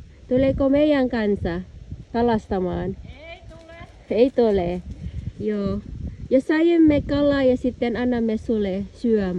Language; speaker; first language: Finnish; non-native, learner; Cebuano